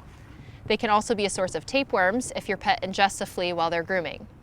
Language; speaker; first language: English; native; English